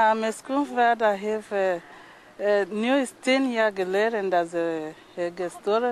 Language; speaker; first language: Dutch; non-native, learner; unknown